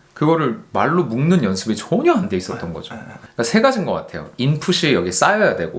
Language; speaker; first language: Korean; native; Korean